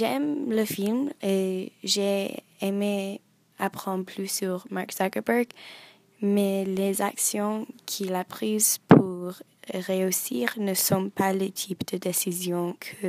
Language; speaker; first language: French; non-native, learner; English